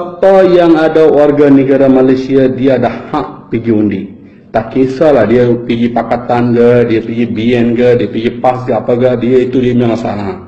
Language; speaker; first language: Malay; non-native, fluent; Bangla